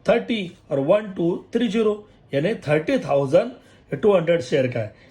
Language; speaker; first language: Hindi; non-native, local second language; Marathi